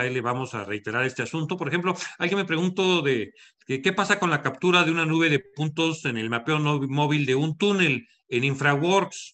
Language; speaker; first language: Spanish; native; Spanish